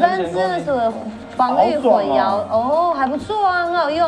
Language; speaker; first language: Chinese; native; Chinese